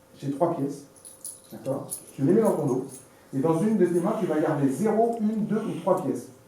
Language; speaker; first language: French; native; French